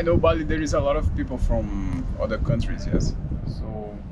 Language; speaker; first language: English; non-native, learner; Portuguese